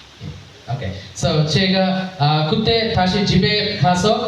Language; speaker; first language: Korean; non-native, learner; Telugu